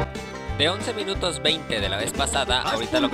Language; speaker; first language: Spanish; native; Spanish